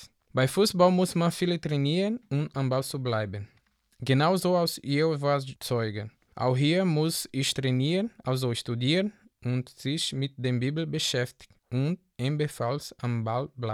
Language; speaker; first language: German; non-native, learner; Portuguese